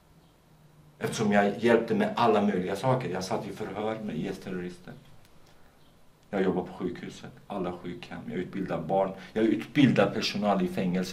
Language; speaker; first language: Swedish; non-native, fluent; Kurdish